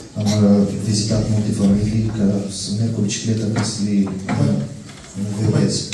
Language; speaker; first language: Romanian; non-native, learner; Russian